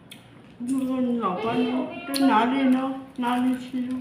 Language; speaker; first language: Chinese; non-native, learner; Filipino